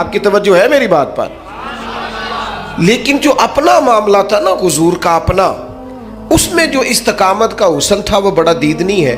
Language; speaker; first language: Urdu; non-native, local second language; Punjabi